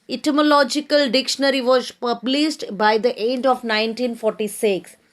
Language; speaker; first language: Hindi; non-native, local second language; Marathi